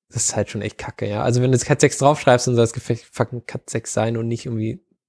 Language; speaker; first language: German; native; German